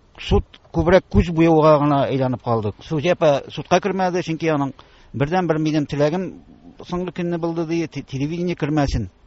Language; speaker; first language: Tatar; native; Tatar